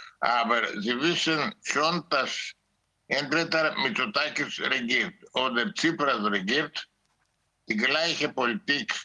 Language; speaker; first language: German; non-native, learner; Greek